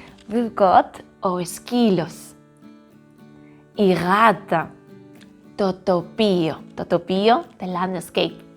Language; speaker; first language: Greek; non-native, learner; Spanish